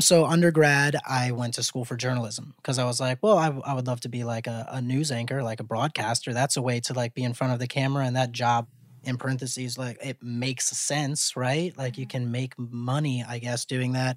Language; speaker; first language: English; native; English